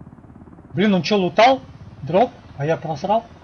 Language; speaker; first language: Russian; native; Russian